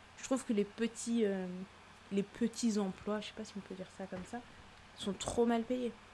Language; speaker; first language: French; early bilingual, other home language; Lingala